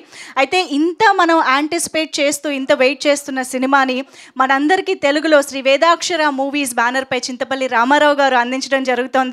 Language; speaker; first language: Telugu; native; Telugu